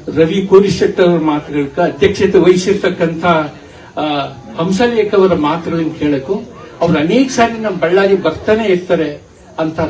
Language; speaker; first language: Kannada; native; Kannada